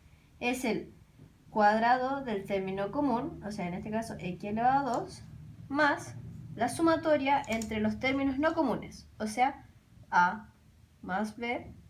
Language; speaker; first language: Spanish; native; Spanish